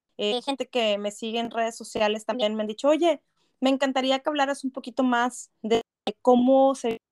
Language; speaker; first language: Spanish; native; Spanish